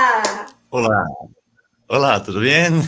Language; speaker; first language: Spanish; non-native, learner; Portuguese